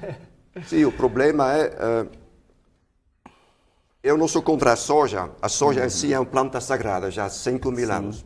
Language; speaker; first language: Portuguese; non-native, fluent; Dutch